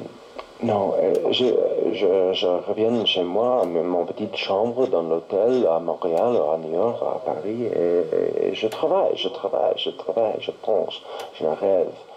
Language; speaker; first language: French; non-native, learner; English